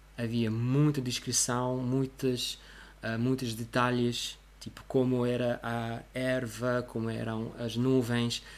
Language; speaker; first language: Portuguese; non-native, fluent; Russian